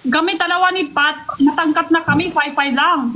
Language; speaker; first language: Filipino; non-native, learner; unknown